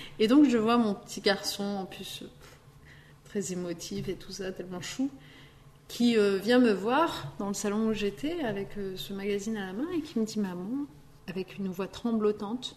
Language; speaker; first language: French; early bilingual, other home language; Riffian